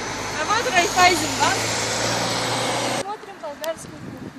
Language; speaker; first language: Russian; native; Russian